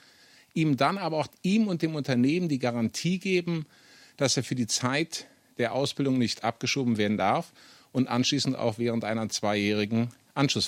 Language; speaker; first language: German; native; German